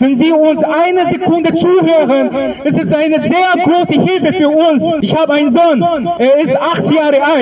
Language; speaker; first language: German; non-native, fluent; Korean